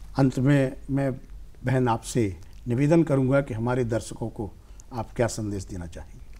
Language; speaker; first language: Hindi; native; Hindi